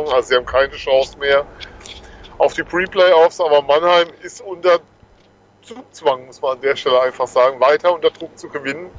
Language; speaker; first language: German; native; German